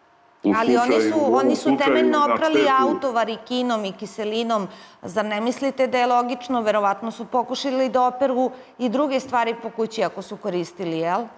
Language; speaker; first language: Serbian; native; Serbian